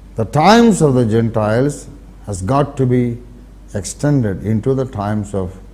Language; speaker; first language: English; non-native, local second language; Telugu